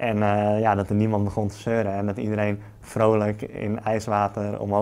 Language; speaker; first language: Dutch; native; Dutch